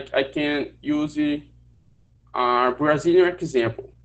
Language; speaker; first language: English; non-native, learner; Portuguese